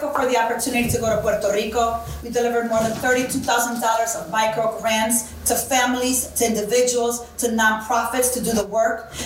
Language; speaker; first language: English; early bilingual, other home language; Spanish